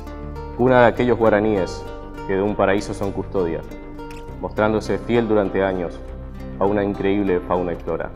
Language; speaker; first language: Spanish; native; Spanish